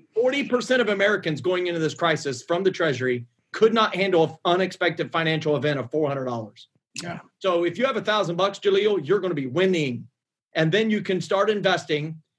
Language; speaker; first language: English; native; English